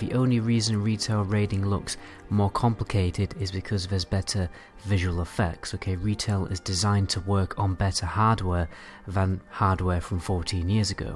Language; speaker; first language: English; native; English